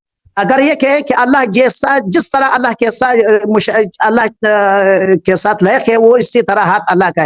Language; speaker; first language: Hindi; non-native, learner; Pashto